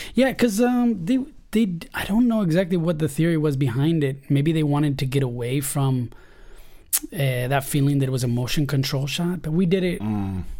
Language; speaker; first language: English; early bilingual, other home language; Spanish